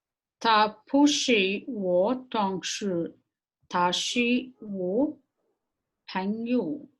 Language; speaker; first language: Chinese; non-native, learner; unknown